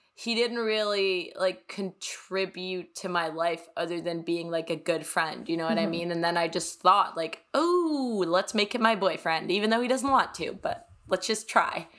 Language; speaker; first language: English; non-native, fluent; Danish